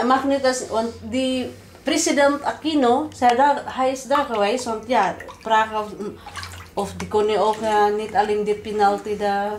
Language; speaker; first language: Dutch; non-native, learner; Cebuano